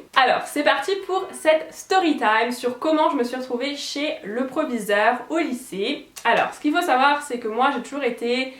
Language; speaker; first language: French; native; French